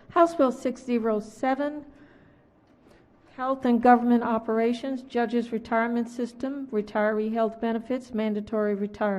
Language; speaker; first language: English; native; English